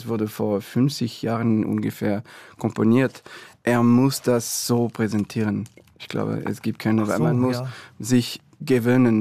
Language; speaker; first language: German; non-native, learner; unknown